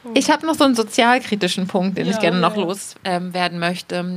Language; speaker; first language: German; native; German